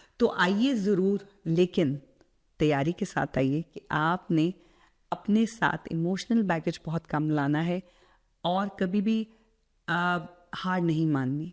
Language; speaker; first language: Urdu; non-native, local second language; Punjabi